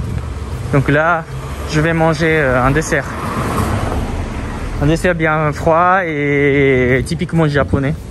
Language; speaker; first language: French; non-native, fluent; Japanese